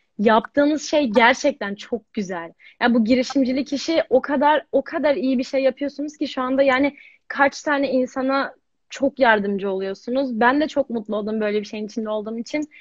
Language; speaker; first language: Turkish; native; Turkish